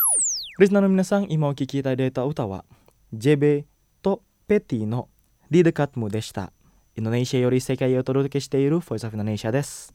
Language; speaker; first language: Japanese; non-native, fluent; Indonesian